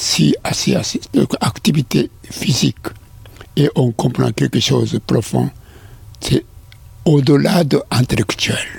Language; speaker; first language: French; non-native, fluent; Japanese